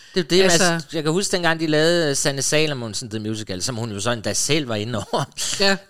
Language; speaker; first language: Danish; native; Danish